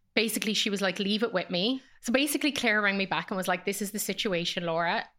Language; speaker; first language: English; native; English